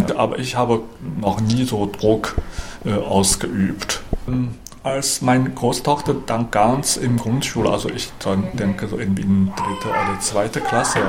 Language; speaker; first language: German; non-native, fluent; Chinese